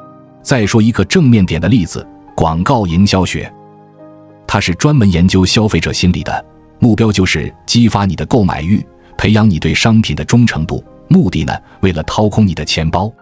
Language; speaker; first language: Chinese; native; Chinese